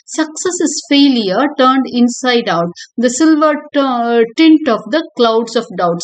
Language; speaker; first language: English; non-native, local second language; Tamil